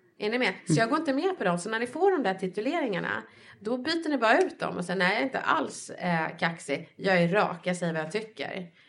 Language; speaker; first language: Swedish; native; Swedish